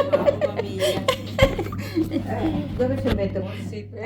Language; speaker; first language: Italian; non-native, learner; Filipino